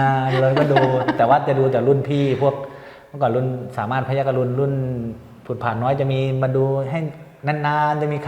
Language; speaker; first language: Thai; native; Thai